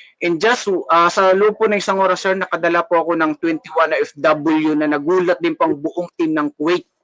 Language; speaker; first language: Filipino; native; Filipino